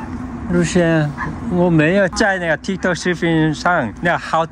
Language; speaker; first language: Chinese; non-native, learner; Korean